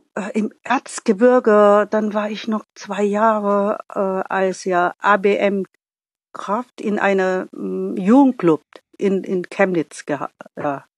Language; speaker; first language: German; non-native, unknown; Vietnamese